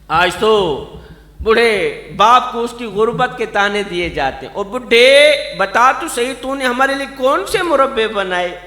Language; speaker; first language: Urdu; non-native, local second language; Saraiki